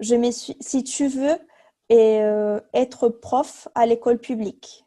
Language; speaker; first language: French; non-native, fluent; Spanish